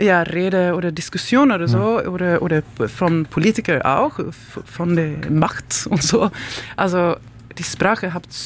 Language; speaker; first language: German; non-native, learner; Swedish